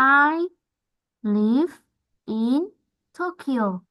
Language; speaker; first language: English; non-native, learner; Vietnamese